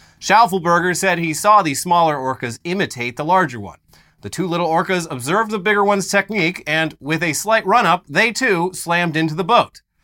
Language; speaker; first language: English; native; English